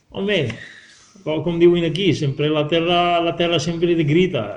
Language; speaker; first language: Catalan; non-native, learner; Arabic